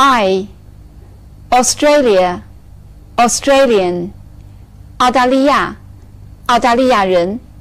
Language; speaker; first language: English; non-native, fluent; Chinese